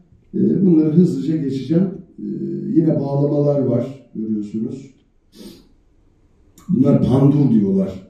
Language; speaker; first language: Turkish; native; Turkish